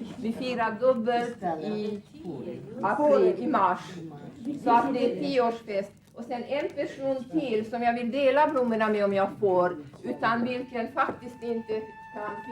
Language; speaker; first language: Swedish; non-native, fluent; Hungarian